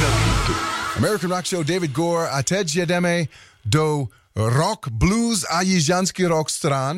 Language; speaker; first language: Czech; non-native, learner; English